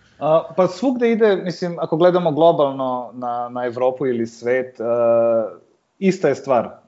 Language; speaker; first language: Serbian; early bilingual, heritage; Serbian